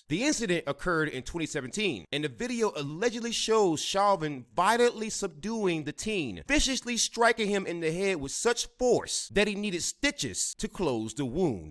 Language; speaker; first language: English; native; English